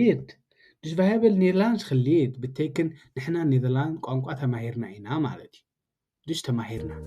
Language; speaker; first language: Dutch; non-native, learner; Tigrinya